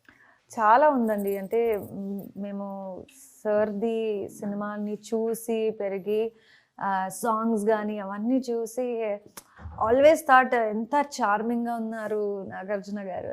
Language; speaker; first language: Telugu; non-native, fluent; Kannada